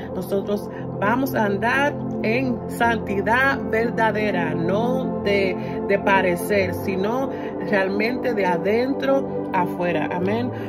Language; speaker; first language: Spanish; early bilingual, other home language; English